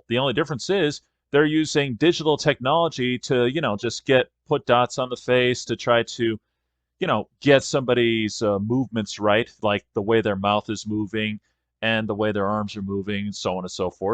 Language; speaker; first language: English; native; English